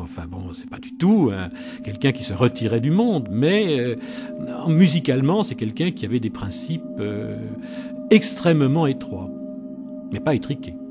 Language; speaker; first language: French; native; French